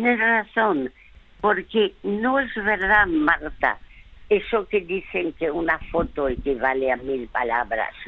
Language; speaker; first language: Spanish; early bilingual, other home language; French